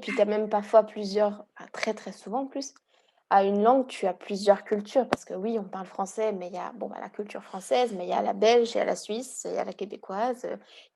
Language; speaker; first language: French; early bilingual, heritage; Hungarian